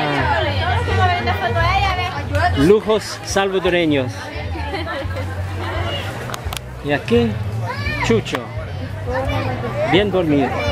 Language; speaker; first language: Spanish; non-native, learner; English